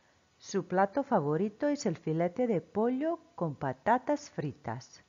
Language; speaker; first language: Spanish; non-native, fluent; Croatian